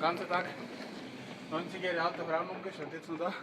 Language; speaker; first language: German; non-native, learner; Tamil